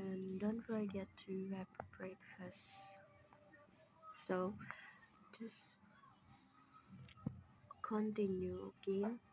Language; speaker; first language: English; non-native, learner; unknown